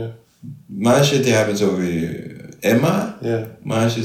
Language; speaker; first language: German; non-native, local second language; Arabic